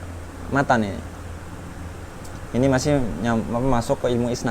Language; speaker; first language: Indonesian; native; Indonesian